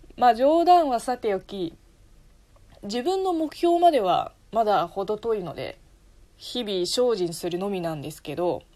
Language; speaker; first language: Japanese; non-native, fluent; Chinese